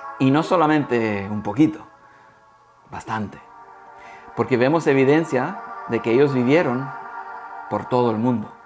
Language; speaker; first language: Spanish; early bilingual, heritage; Spanish